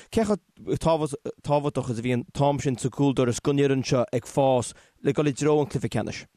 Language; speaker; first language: Irish; native; Irish